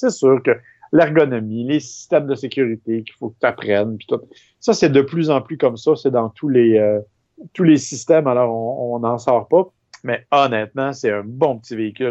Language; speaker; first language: French; native; French